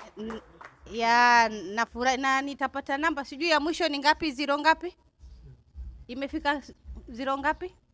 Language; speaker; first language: Swahili; native; Swahili